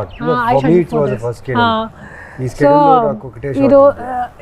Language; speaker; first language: Telugu; native; Telugu